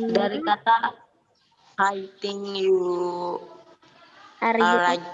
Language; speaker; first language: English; non-native, learner; Indonesian